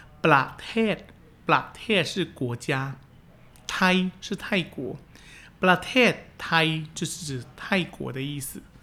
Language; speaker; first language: Chinese; early bilingual, heritage; Chinese